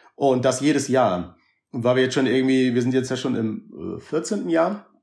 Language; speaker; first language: German; native; German